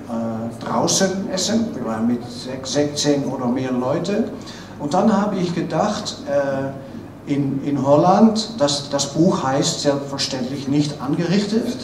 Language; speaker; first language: German; non-native, fluent; Dutch